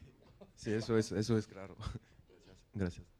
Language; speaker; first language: Spanish; non-native, fluent; French